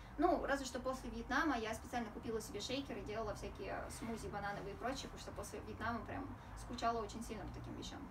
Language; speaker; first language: Russian; native; Russian